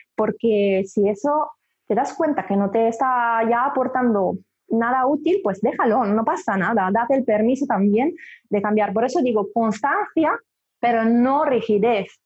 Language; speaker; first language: Spanish; non-native, fluent; Italian